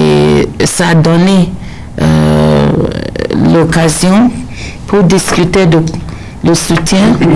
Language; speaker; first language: French; non-native, learner; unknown